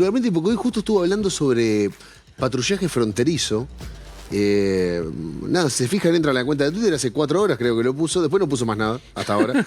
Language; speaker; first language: Spanish; native; Spanish